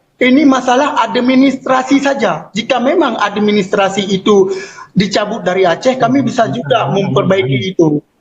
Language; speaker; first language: Indonesian; non-native, local second language; Achinese